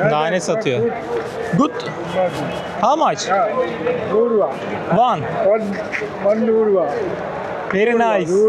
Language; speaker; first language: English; non-native, learner; Turkish